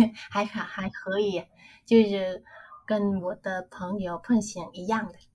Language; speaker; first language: Chinese; non-native, learner; Vietnamese